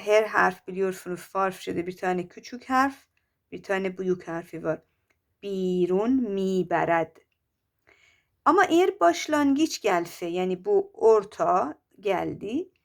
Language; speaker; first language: Turkish; non-native, fluent; Persian